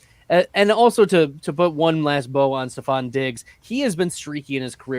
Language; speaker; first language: English; native; English